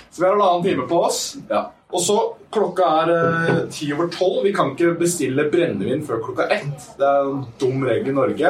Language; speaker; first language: Norwegian; native; Norwegian